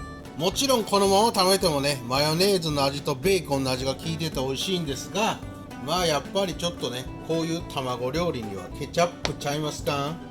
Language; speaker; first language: Japanese; native; Japanese